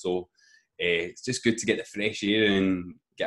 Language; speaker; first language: English; native; English